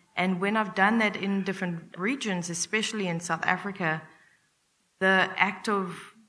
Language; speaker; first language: English; native; English